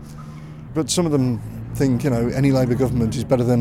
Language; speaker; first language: English; native; English